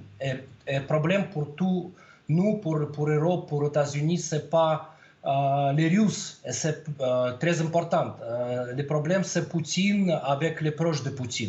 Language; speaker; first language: French; non-native, learner; Russian